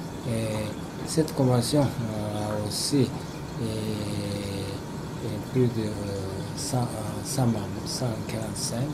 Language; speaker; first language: French; non-native, fluent; Japanese